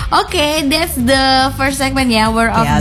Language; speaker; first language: English; non-native, learner; Indonesian